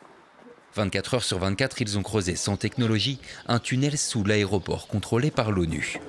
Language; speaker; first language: French; native; French